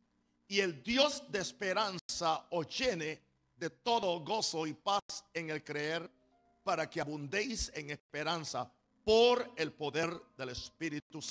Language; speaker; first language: Spanish; native; Spanish